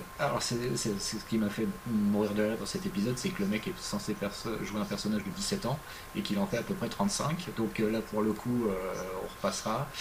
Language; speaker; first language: French; native; French